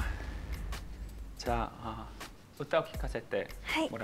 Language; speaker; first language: Japanese; non-native, learner; Korean